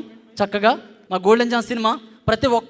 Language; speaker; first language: Telugu; native; Telugu